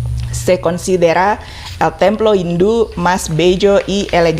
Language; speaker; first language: Spanish; non-native, fluent; Indonesian